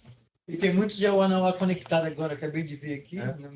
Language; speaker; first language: Portuguese; non-native, local second language; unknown